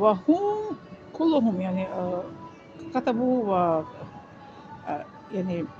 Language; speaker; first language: Arabic; non-native, fluent; Tajik